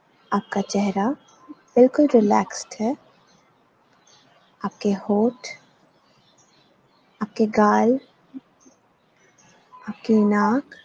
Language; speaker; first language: Hindi; native; Hindi